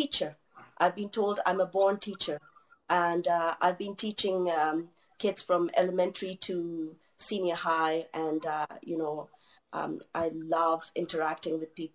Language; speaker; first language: English; non-native, local second language; Urdu